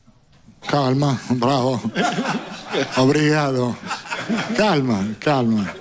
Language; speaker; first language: Portuguese; non-native, learner; Italian